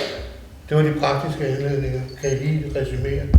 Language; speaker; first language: Danish; native; Danish